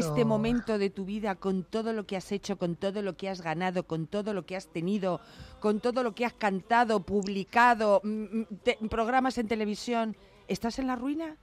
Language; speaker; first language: Spanish; native; Spanish